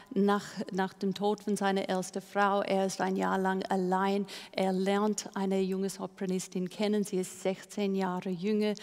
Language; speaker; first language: German; non-native, fluent; English